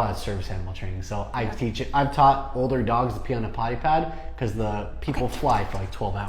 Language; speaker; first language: English; native; English